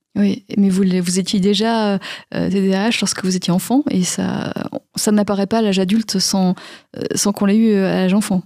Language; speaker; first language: French; native; French